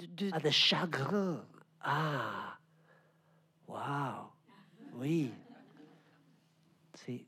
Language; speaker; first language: French; non-native, learner; Spanish